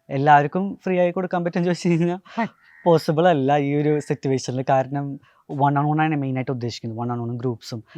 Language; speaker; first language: Malayalam; non-native, local second language; Tamil